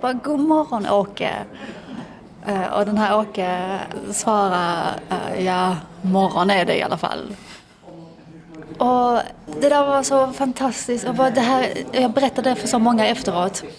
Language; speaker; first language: Swedish; early bilingual, other home language; Persian